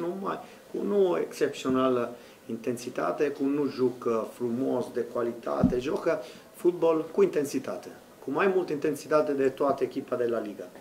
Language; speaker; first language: Romanian; non-native, learner; Italian